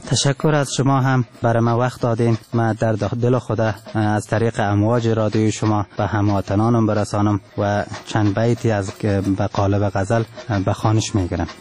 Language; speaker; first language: Persian; non-native, local second language; Turkmen